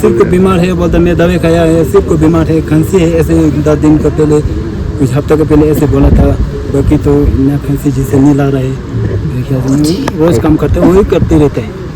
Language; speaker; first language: Hindi; non-native, local second language; Tibetan